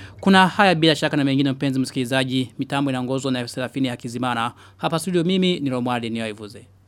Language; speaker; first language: Swahili; non-native, local second language; Rundi